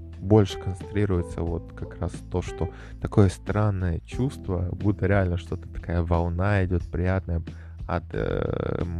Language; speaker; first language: Russian; native; Russian